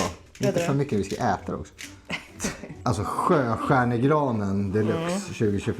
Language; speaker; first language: Swedish; native; Swedish